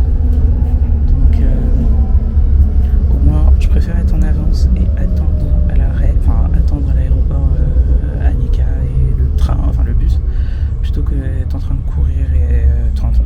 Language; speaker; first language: French; native; French